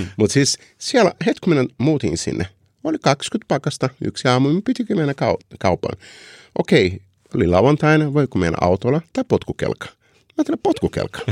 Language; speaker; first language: Finnish; non-native, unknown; Portuguese